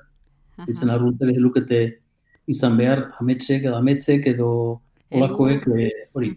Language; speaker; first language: Basque; native; Basque